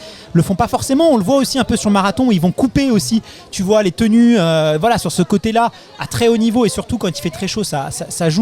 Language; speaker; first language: French; native; French